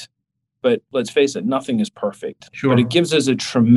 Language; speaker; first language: English; native; English